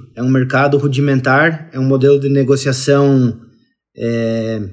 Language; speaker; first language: Portuguese; native; Portuguese